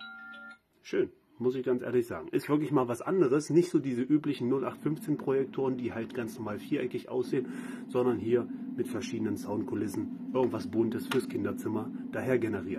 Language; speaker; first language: German; native; German